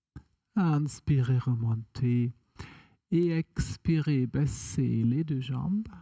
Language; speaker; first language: French; non-native, fluent; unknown